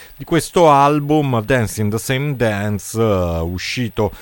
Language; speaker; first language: Italian; native; Italian